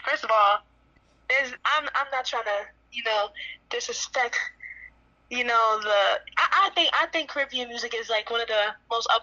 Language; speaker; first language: English; native; English